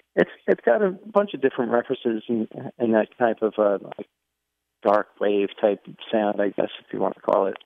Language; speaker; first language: English; native; English